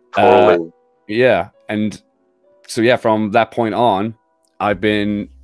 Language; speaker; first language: English; native; English